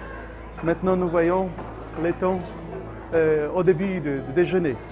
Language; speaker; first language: French; non-native, fluent; Polish